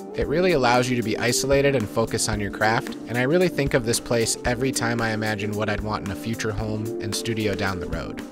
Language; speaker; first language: English; native; English